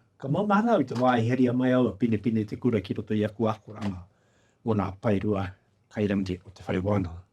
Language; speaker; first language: Māori; native; Māori